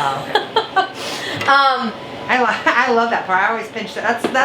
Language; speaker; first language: English; native; English